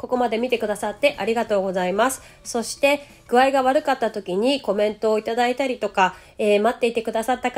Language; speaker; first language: Japanese; native; Japanese